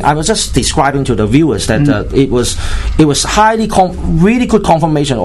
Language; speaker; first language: English; non-native, local second language; Cantonese